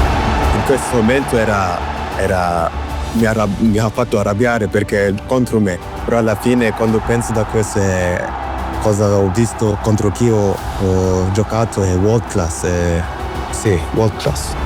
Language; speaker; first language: Italian; non-native, fluent; German